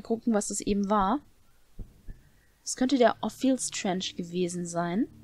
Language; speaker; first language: German; native; German